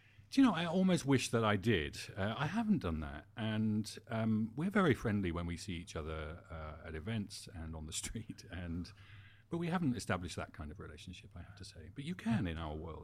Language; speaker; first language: English; native; English